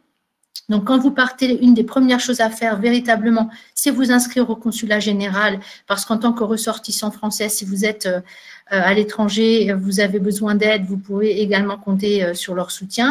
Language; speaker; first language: French; native; French